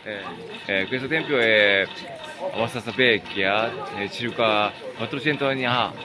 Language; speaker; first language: Italian; non-native, learner; Japanese